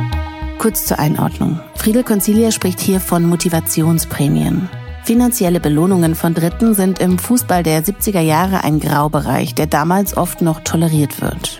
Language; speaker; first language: German; native; German